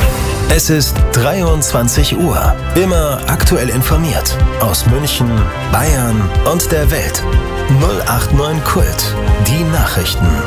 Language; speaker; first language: German; native; German